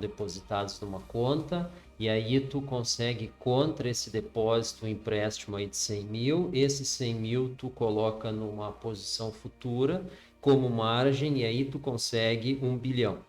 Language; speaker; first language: Portuguese; native; Portuguese